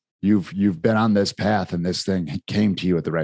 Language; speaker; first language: English; native; English